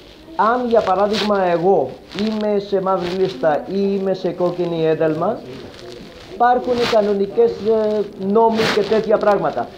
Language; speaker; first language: Greek; non-native, learner; Urdu